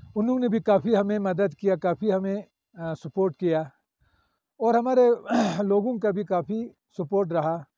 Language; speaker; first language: Urdu; non-native, local second language; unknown